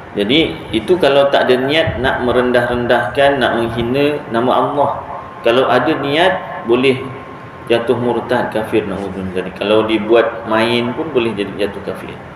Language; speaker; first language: Malay; native; Malay